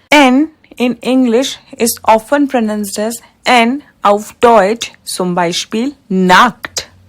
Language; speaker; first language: German; non-native, fluent; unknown